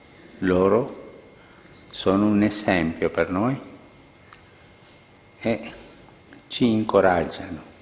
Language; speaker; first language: Italian; non-native, fluent; Spanish